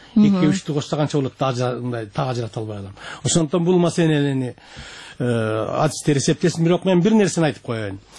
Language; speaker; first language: Kyrgyz; native; Kyrgyz